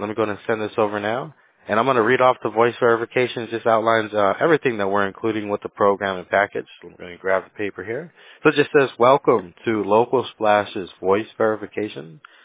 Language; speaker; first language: English; early bilingual, other home language; Spanish